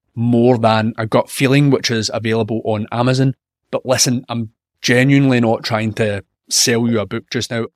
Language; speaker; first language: English; native; English